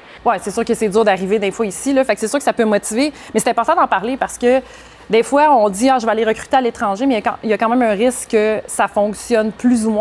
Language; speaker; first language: French; native; French